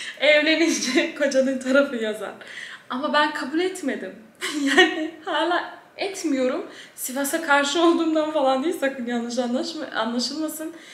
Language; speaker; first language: Turkish; early bilingual, heritage; Turkish